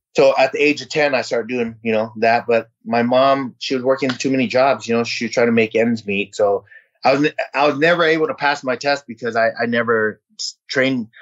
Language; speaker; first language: English; early bilingual, other home language; Vietnamese